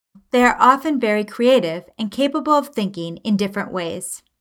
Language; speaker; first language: English; native; English